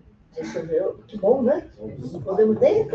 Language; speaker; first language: Portuguese; native; Portuguese